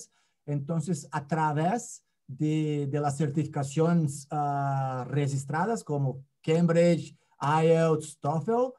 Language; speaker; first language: Spanish; non-native, fluent; Portuguese